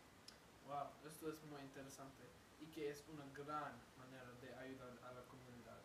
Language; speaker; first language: Spanish; non-native, learner; English